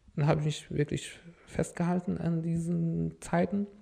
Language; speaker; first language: German; non-native, fluent; Arabic